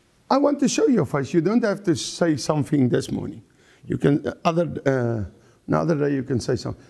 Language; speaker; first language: English; non-native, local second language; Afrikaans